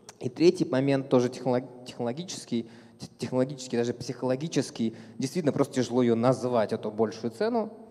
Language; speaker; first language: Russian; native; Russian